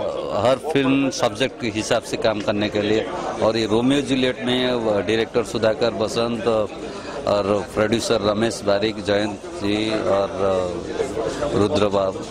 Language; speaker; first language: Hindi; non-native, local second language; Odia